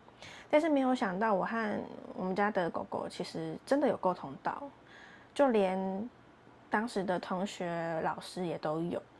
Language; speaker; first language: Chinese; native; Chinese